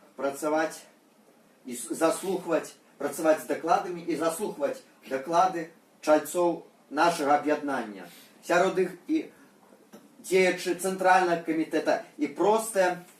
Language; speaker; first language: Belarusian; non-native, local second language; Russian